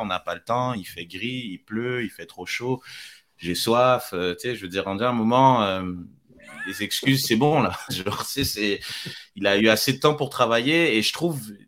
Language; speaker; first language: French; native; French